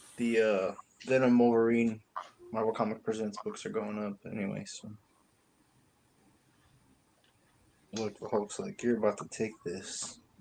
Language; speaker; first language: English; native; English